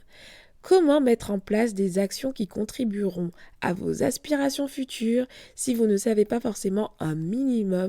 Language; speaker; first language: French; native; French